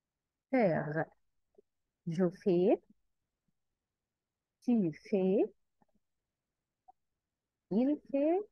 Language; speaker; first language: French; non-native, fluent; Arabic